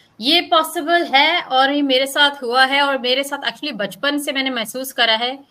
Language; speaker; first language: Urdu; native; Urdu